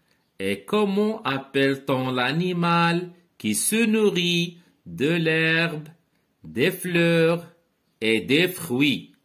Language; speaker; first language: French; non-native, local second language; Arabic